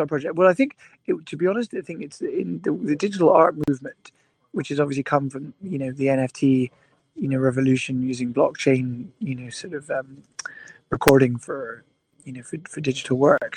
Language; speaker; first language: English; native; English